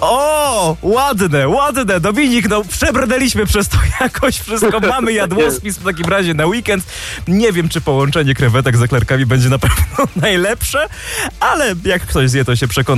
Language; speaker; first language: Polish; native; Polish